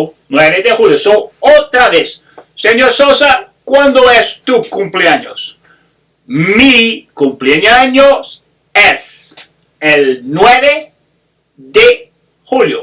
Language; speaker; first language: Spanish; non-native, fluent; English